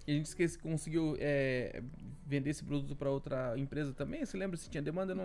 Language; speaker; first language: Portuguese; native; Portuguese